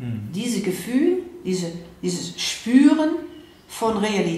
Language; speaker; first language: German; non-native, fluent; Dutch